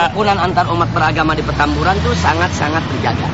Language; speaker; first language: Indonesian; native; Indonesian